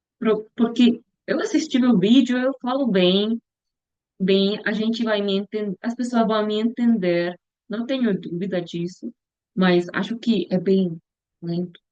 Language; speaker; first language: Portuguese; non-native, learner; Spanish